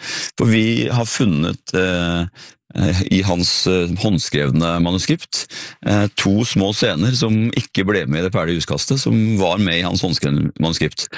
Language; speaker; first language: Norwegian; native; Norwegian